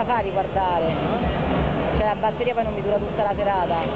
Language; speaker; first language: Italian; non-native, fluent; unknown